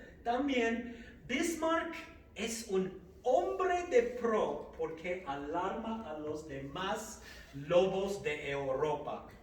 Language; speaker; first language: Spanish; non-native, fluent; English